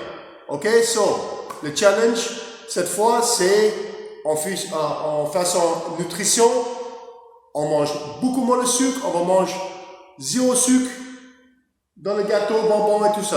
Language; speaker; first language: French; non-native, learner; English